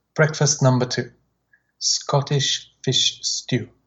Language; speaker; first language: English; native; English